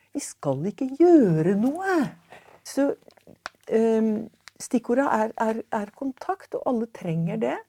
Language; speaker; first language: Norwegian; native; Norwegian